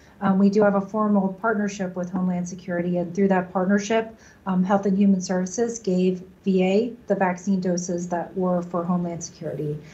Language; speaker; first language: English; native; English